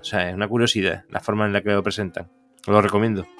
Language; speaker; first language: Spanish; native; Spanish